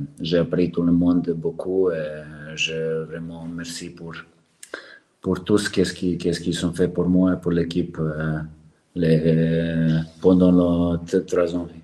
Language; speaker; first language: French; non-native, learner; Serbian